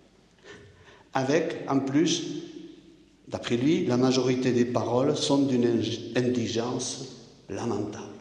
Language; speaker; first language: French; native; French